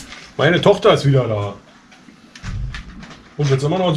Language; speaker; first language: German; native; German